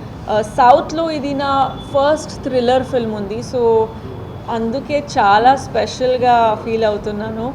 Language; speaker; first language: Telugu; non-native, fluent; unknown